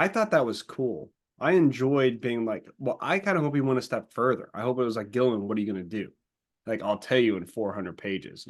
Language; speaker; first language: English; native; English